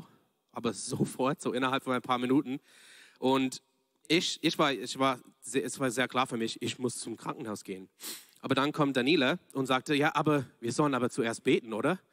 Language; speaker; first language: German; non-native, fluent; English